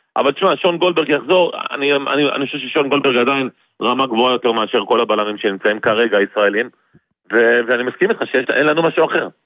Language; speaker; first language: Hebrew; native; Hebrew